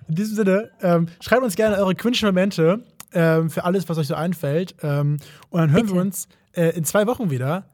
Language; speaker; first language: German; native; German